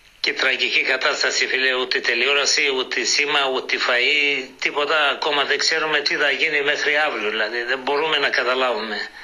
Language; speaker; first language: Greek; early bilingual, heritage; Greek